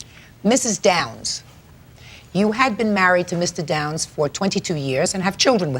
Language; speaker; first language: English; native; English